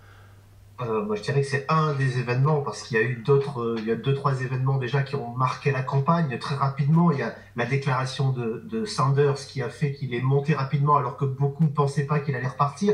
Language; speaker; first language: French; native; French